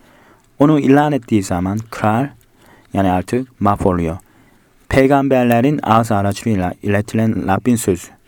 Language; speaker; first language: Turkish; non-native, fluent; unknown